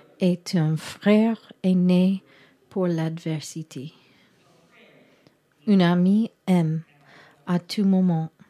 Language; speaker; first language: French; non-native, learner; English